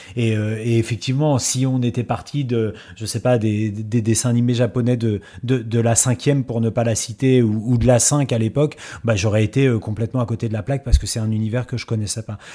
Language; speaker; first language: French; native; French